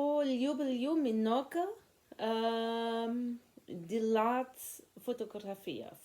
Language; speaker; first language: Russian; non-native, learner; French